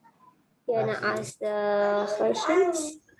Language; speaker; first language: English; non-native, fluent; Indonesian